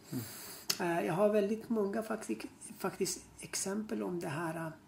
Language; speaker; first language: Swedish; non-native, fluent; Persian